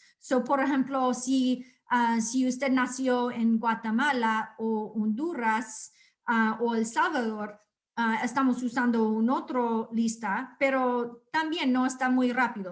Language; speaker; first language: Spanish; non-native, fluent; English